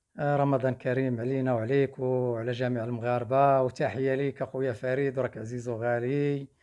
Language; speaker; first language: Arabic; native; Arabic